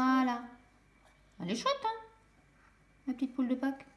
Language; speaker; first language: French; native; French